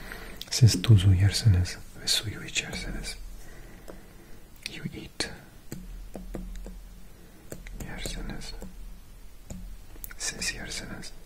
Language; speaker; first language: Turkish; non-native, learner; English